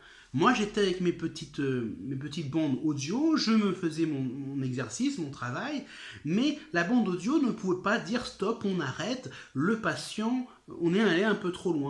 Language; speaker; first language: French; native; French